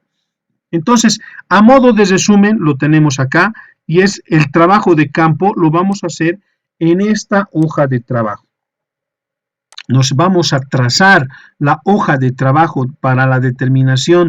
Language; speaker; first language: Spanish; native; Spanish